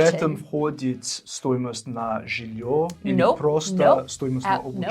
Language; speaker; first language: Russian; non-native, fluent; English